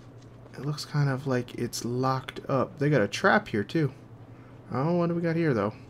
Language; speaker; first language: English; native; English